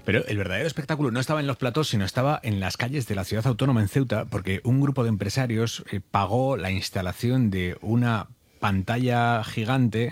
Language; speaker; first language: Spanish; native; Spanish